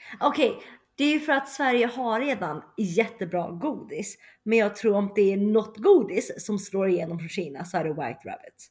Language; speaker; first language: Swedish; early bilingual, other home language; Chinese